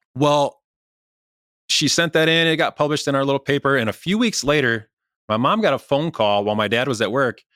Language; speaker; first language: English; native; English